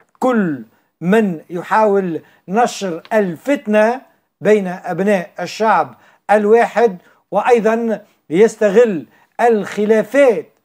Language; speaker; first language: Arabic; native; Arabic